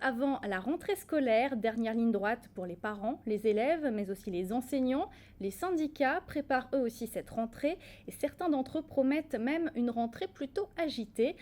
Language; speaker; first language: French; native; French